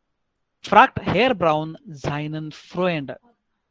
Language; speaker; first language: German; non-native, fluent; Marathi